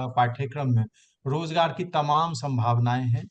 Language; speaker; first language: Hindi; native; Hindi